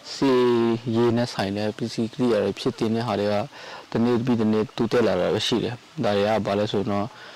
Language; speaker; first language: Burmese; non-native, local second language; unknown